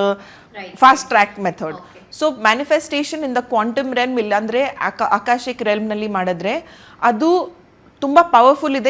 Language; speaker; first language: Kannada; non-native, local second language; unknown